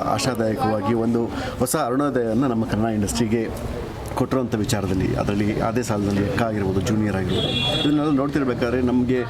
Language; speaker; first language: Kannada; native; Kannada